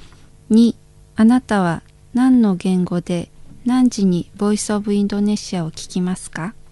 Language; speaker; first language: Japanese; non-native, fluent; Indonesian